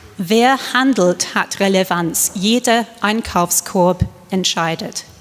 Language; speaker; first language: German; non-native, fluent; English